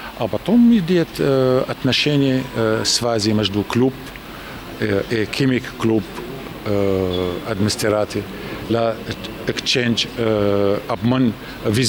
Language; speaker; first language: Russian; non-native, learner; Arabic